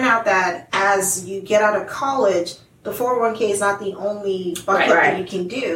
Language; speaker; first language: English; non-native, local second language; Yoruba